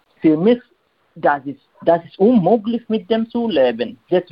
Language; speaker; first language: German; non-native, learner; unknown